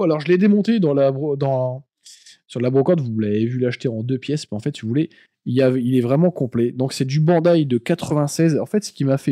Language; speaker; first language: French; native; French